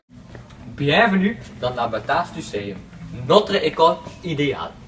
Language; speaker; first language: French; non-native, learner; Dutch